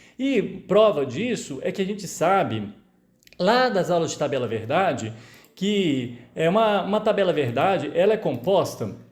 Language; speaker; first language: Portuguese; native; Portuguese